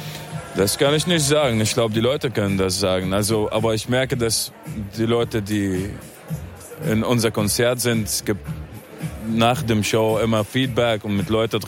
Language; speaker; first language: German; non-native, fluent; Arabic